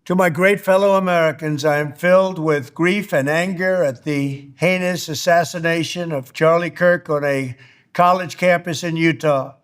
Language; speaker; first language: English; native; English